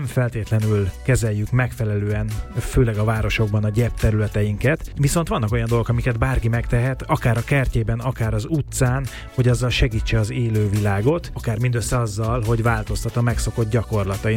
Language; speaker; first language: Hungarian; native; Hungarian